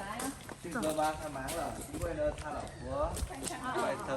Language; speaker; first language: Chinese; non-native, fluent; Vietnamese